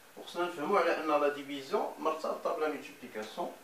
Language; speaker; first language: French; non-native, local second language; Arabic